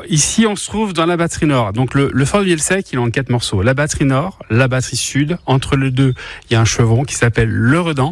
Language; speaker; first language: French; native; French